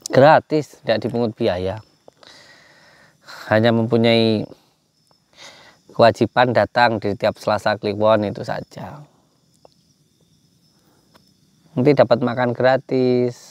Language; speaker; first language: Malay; non-native, local second language; Javanese